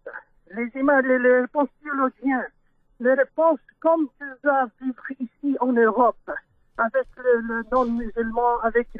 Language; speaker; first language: French; non-native, local second language; Dutch